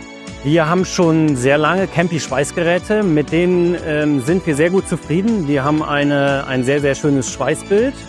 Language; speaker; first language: German; native; German